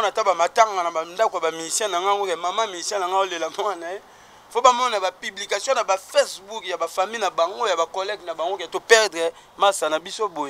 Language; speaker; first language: French; non-native, local second language; Lingala